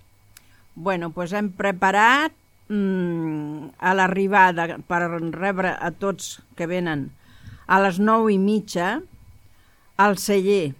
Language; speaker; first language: Catalan; non-native, local second language; Spanish